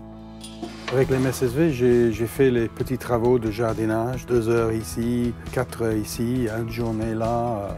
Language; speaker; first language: French; non-native, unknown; English